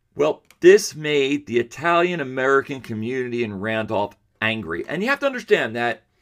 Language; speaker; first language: English; early bilingual, other home language; Italian